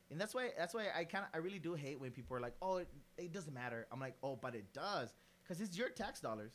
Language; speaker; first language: English; early bilingual, other home language; Spanish